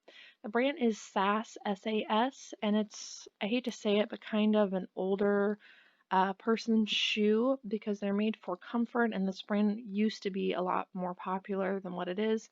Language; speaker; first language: English; native; English